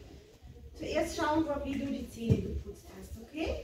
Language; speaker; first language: German; native; German